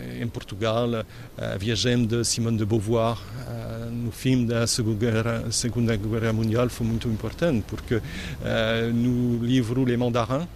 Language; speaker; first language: Portuguese; non-native, learner; French